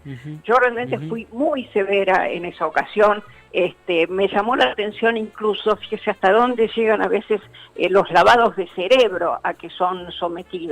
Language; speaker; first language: Spanish; native; Spanish